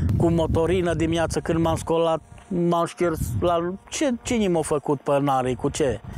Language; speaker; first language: Romanian; non-native, local second language; Slovak